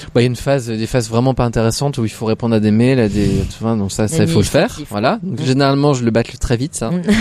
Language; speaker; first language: French; native; French